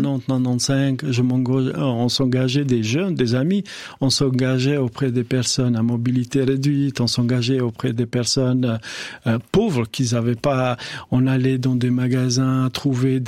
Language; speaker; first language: French; non-native, fluent; Albanian